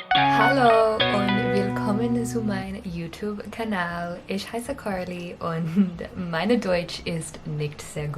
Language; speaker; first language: German; non-native, learner; English